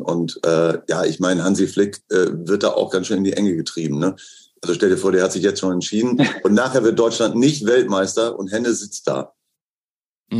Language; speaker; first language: German; native; German